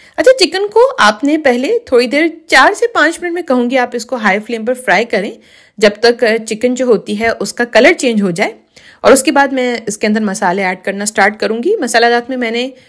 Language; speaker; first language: Urdu; native; Urdu